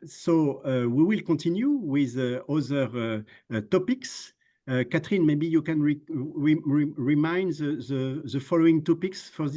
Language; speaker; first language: English; non-native, fluent; French